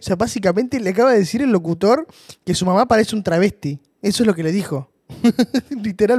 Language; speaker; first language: Spanish; native; Spanish